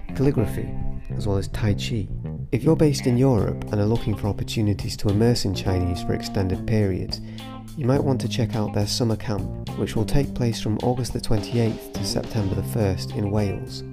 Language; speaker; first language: English; native; English